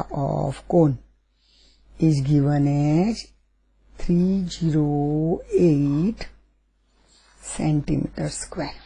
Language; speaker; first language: English; non-native, local second language; Gujarati